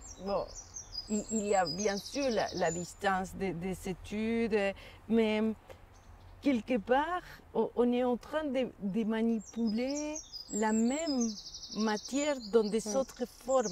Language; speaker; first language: French; non-native, fluent; Spanish